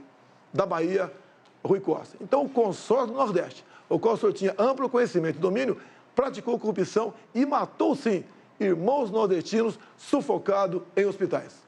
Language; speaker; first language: Portuguese; native; Portuguese